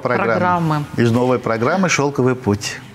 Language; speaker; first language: Russian; non-native, fluent; Armenian